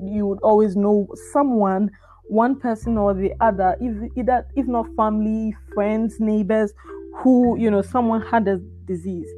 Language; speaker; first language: English; non-native, local second language; Akan